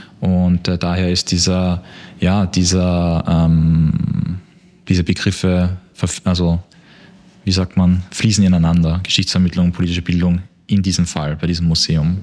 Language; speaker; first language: German; native; German